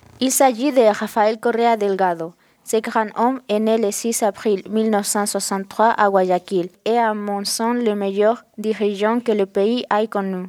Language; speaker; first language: French; non-native, fluent; Spanish